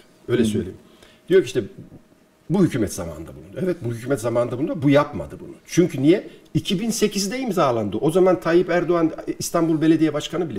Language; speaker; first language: Turkish; native; Turkish